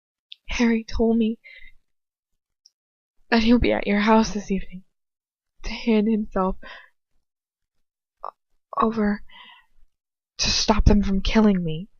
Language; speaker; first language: English; native; English